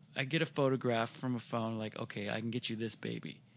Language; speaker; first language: English; native; English